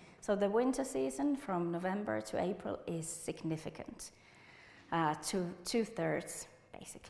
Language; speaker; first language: English; non-native, fluent; Finnish